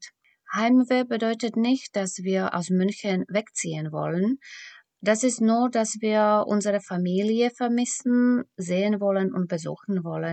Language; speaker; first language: German; non-native, fluent; Slovak